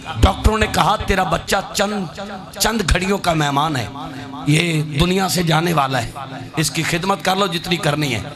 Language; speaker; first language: Urdu; non-native, local second language; Punjabi